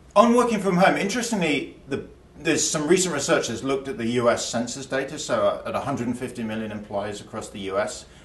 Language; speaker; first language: English; native; English